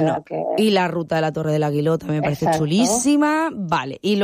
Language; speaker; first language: Spanish; native; Spanish